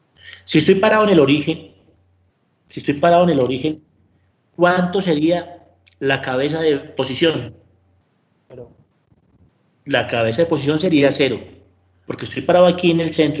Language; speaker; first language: Spanish; native; Spanish